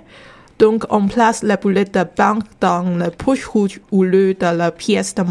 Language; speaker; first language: French; non-native, learner; Chinese